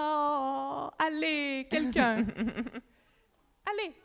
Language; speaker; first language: French; native; French